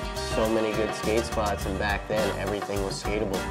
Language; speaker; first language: English; native; English